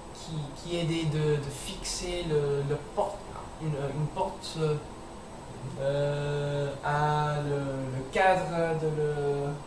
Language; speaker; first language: French; non-native, learner; English